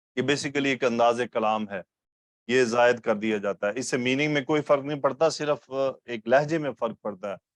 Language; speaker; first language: Urdu; native; Urdu